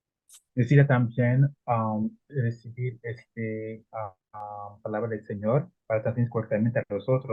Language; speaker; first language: Spanish; non-native, learner; Italian